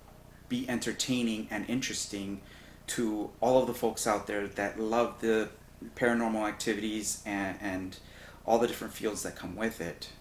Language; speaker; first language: English; native; English